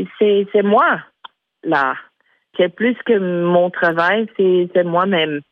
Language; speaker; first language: French; non-native, fluent; English